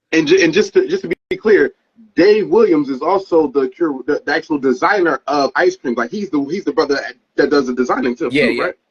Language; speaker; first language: English; native; English